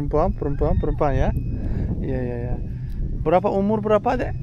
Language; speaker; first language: Indonesian; non-native, learner; Turkish